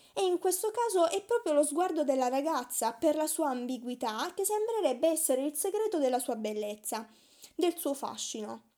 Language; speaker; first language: Italian; native; Italian